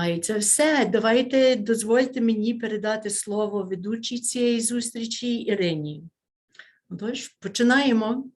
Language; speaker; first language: Ukrainian; early bilingual, heritage; Ukrainian